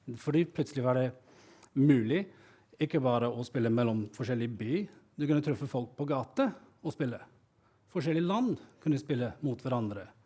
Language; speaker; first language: Norwegian; non-native, fluent; English